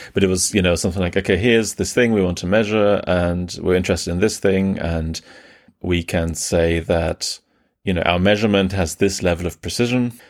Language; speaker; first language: English; early bilingual, other home language; German